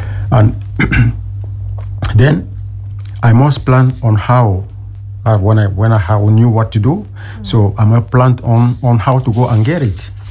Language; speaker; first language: English; non-native, local second language; French